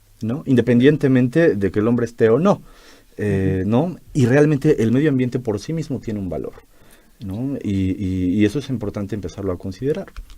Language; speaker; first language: Spanish; native; Spanish